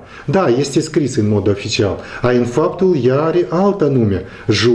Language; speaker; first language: Romanian; non-native, local second language; Russian